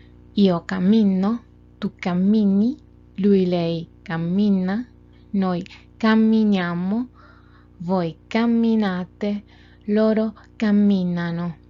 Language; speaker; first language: Italian; non-native, fluent; Spanish